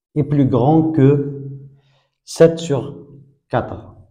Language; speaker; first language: French; non-native, local second language; Arabic